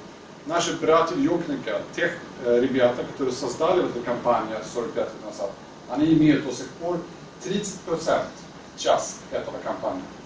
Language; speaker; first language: Russian; non-native, learner; Swedish